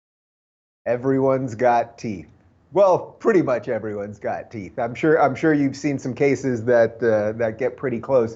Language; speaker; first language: English; native; English